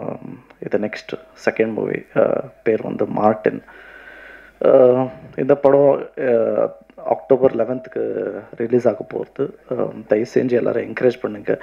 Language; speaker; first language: Tamil; non-native, learner; Kannada